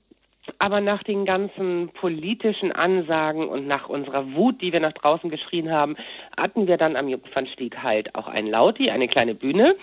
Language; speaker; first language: German; native; German